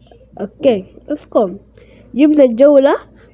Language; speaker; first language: Arabic; native; Arabic